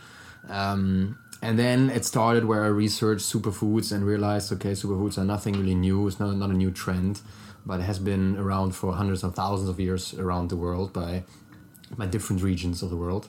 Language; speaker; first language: English; non-native, fluent; German